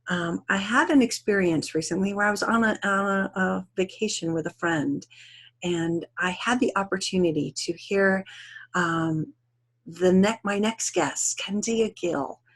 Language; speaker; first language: English; native; English